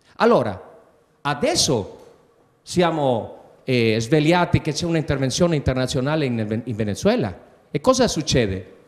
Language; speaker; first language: Italian; early bilingual, heritage; Spanish